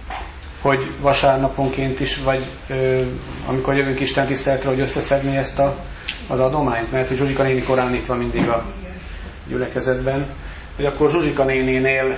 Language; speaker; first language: Hungarian; native; Hungarian